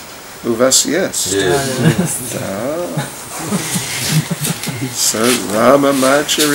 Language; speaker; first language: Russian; non-native, learner; English